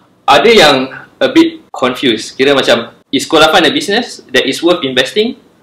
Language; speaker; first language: English; non-native, local second language; Malay